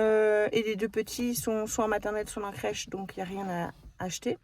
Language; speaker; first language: French; native; French